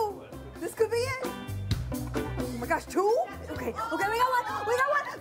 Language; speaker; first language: English; native; English